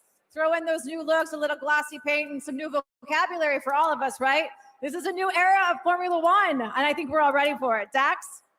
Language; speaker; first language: English; native; English